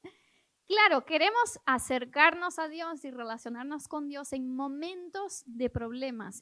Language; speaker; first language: Spanish; native; Spanish